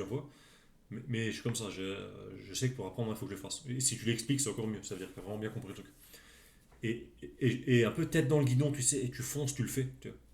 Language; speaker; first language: French; native; French